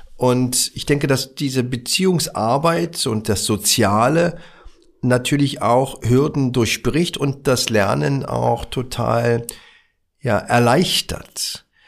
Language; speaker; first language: German; early bilingual, other home language; Arabic